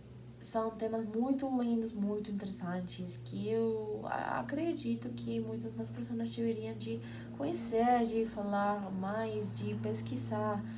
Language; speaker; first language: Portuguese; non-native, learner; Spanish